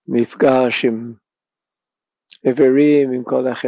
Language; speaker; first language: Hebrew; non-native, fluent; English